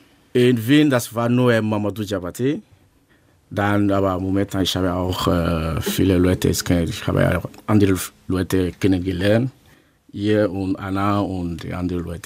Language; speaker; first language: German; non-native, learner; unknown